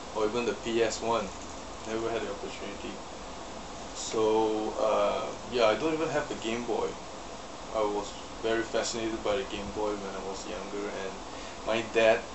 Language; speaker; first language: English; non-native, local second language; Chinese